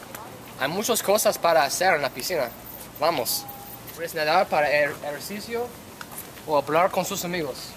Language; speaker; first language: Spanish; non-native, learner; English